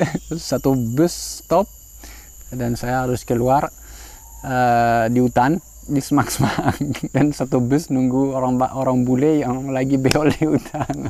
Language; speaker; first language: Indonesian; non-native, fluent; French